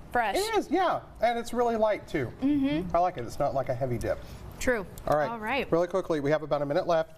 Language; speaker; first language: English; native; English